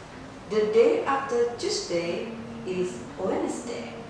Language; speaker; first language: English; non-native, fluent; Indonesian